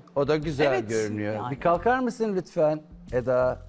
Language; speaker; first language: Turkish; native; Turkish